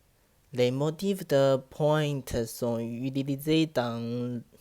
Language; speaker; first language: French; non-native, learner; Chinese